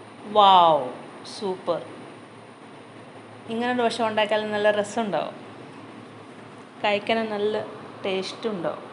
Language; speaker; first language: Malayalam; non-native, local second language; Marathi